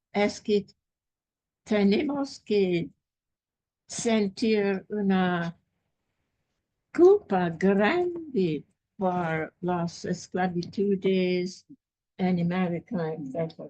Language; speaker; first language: Spanish; non-native, fluent; English